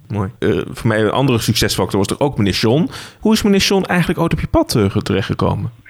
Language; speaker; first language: Dutch; native; Dutch